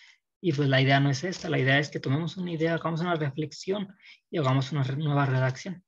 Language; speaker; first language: Spanish; native; Spanish